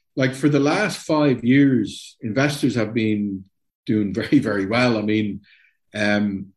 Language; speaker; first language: English; native; English